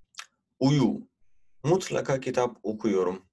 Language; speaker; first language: Turkish; non-native, fluent; Urdu